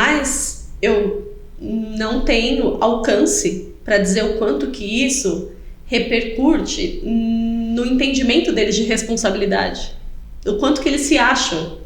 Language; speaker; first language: Portuguese; native; Portuguese